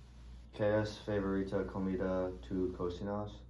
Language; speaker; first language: Spanish; non-native, learner; English